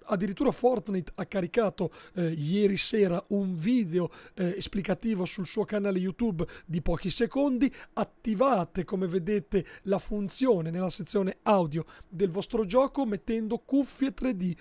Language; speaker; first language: Italian; native; Italian